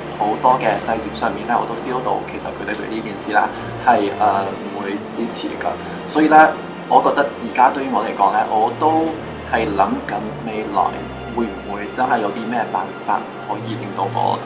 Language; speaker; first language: Cantonese; native; Cantonese